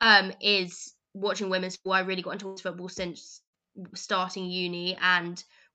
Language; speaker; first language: English; native; English